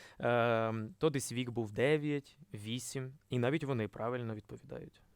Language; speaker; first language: Ukrainian; non-native, local second language; Russian